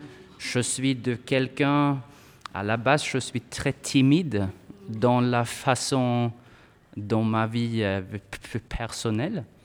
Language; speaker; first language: French; non-native, fluent; Swedish